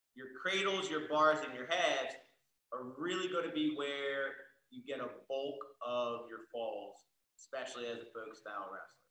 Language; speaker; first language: English; native; English